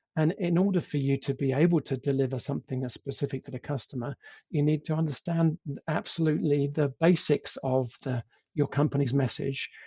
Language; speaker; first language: English; native; English